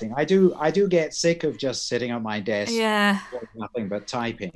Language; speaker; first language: English; native; English